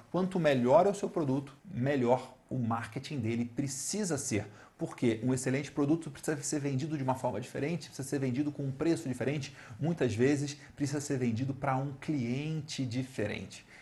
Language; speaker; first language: Portuguese; native; Portuguese